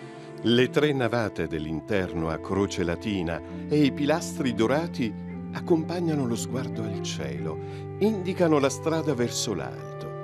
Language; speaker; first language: Italian; native; Italian